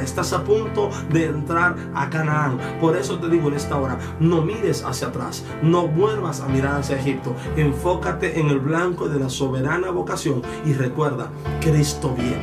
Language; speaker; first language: Spanish; native; Spanish